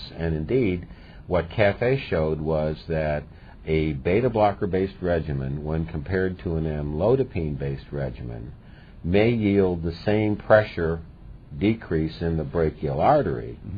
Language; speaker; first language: English; native; English